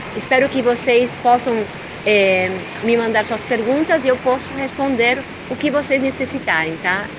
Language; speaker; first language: Portuguese; early bilingual, heritage; Spanish